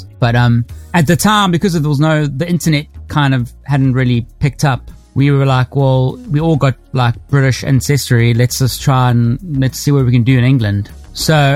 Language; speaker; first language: English; native; English